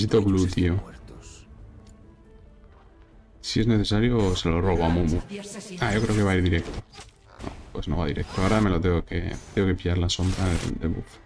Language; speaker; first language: Spanish; native; Spanish